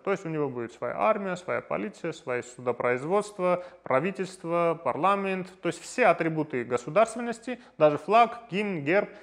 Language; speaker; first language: Russian; non-native, fluent; Armenian